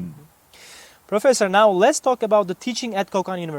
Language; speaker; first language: English; non-native, fluent; Uzbek